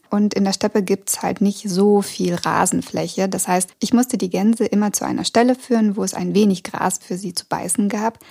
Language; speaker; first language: German; early bilingual, other home language; Russian